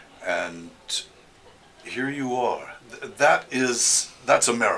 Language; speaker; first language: English; native; English